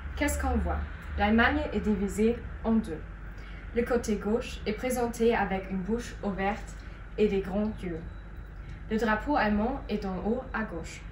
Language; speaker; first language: French; non-native, fluent; German